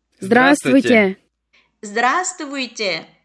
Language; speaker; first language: Russian; non-native, fluent; Korean